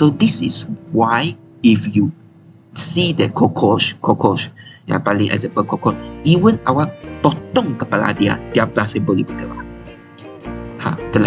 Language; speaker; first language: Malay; non-native, local second language; Chinese